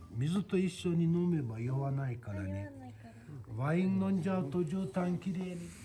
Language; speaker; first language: Japanese; non-native, fluent; Turkish